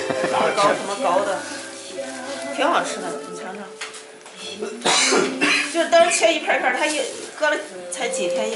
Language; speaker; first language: Chinese; native; Chinese